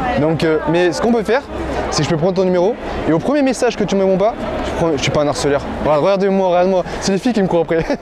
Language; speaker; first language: French; native; French